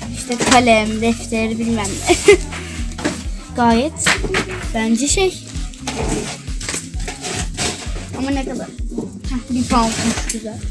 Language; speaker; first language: Turkish; early bilingual, heritage; Turkish